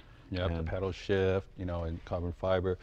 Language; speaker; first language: English; native; English